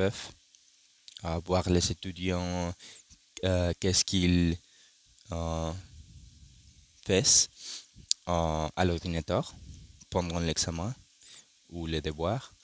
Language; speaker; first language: French; non-native, learner; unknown